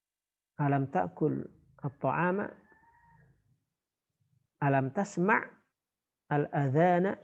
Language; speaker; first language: Arabic; non-native, fluent; Indonesian